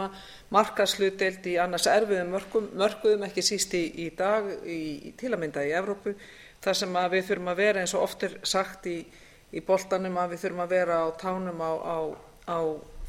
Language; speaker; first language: Icelandic; native; Icelandic